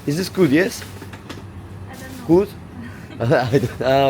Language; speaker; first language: English; non-native, learner; Azerbaijani